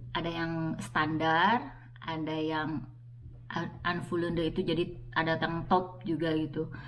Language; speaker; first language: Indonesian; native; Indonesian